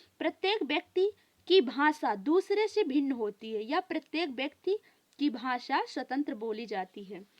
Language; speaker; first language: Hindi; native; Hindi